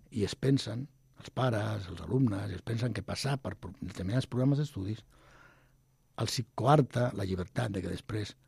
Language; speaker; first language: Catalan; non-native, local second language; Spanish